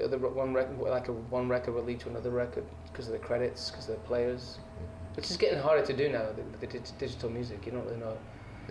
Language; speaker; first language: English; native; English